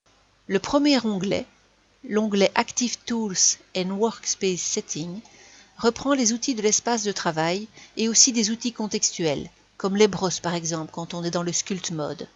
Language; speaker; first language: French; native; French